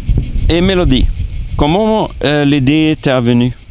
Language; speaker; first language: French; non-native, fluent; Swedish